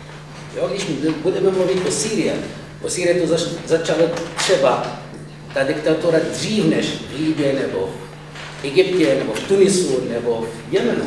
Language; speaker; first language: Czech; non-native, fluent; Arabic